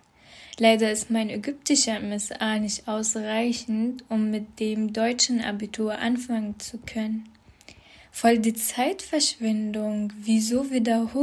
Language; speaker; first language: German; non-native, fluent; Arabic